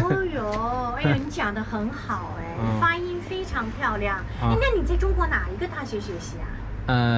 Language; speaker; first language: Chinese; native; Chinese